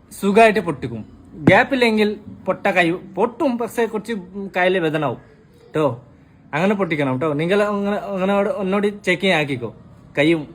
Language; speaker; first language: Malayalam; non-native, fluent; Bangla